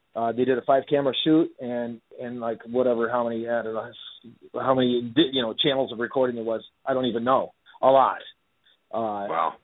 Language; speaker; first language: English; native; English